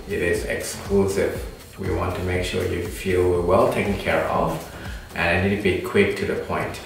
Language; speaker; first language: English; non-native, fluent; Thai